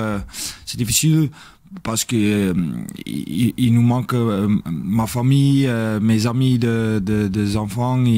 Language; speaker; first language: French; non-native, learner; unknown